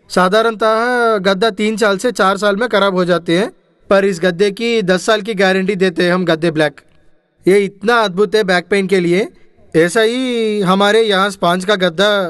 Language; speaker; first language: Hindi; non-native, local second language; Telugu